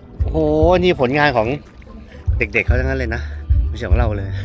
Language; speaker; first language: Thai; native; Thai